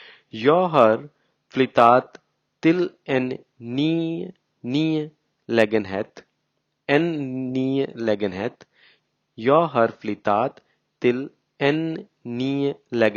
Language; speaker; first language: Swedish; non-native, learner; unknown